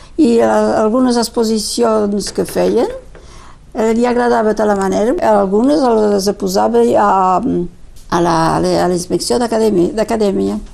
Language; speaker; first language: Catalan; native; Catalan